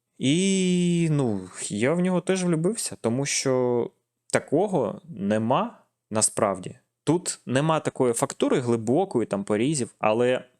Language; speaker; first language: Ukrainian; non-native, local second language; Russian